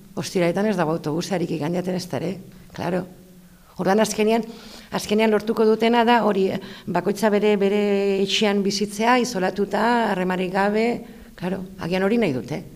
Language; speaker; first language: Basque; non-native, local second language; Spanish